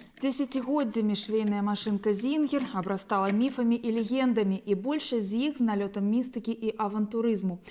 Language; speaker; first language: Belarusian; native; Belarusian